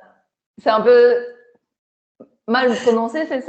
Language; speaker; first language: French; non-native, fluent; Chinese